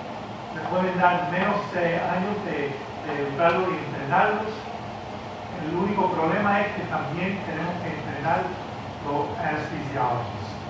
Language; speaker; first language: Spanish; early bilingual, heritage; Spanish